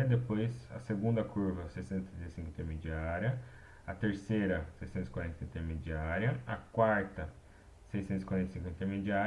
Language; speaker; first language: Portuguese; native; Portuguese